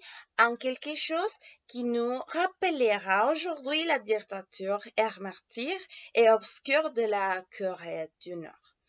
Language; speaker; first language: French; non-native, learner; Spanish